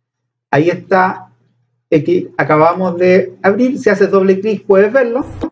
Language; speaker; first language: Spanish; native; Spanish